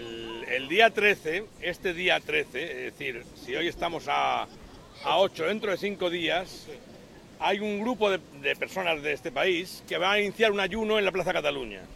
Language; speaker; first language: Spanish; native; Spanish